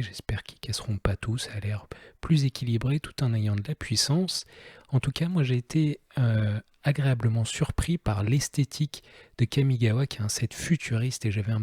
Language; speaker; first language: French; native; French